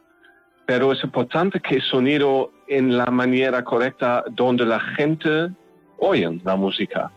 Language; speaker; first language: Spanish; non-native, learner; German